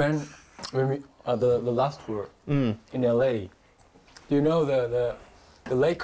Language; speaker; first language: English; non-native, learner; Korean